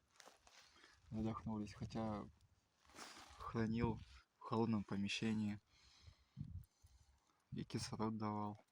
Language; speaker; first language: Russian; native; Russian